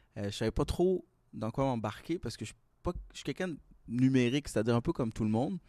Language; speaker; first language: French; native; French